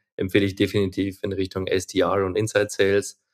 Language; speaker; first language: German; non-native, fluent; Ukrainian